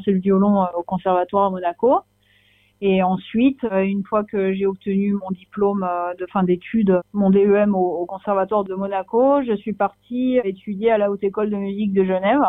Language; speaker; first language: French; native; French